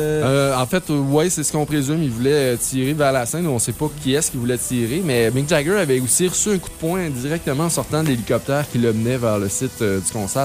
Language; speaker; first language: French; native; French